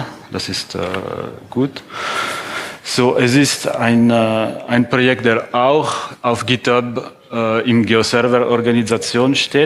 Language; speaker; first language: German; non-native, fluent; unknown